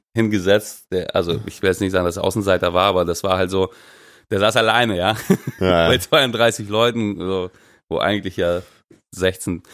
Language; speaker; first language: German; non-native, fluent; Russian